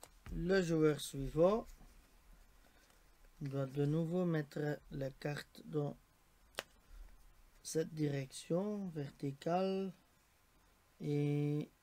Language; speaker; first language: French; non-native, local second language; Dutch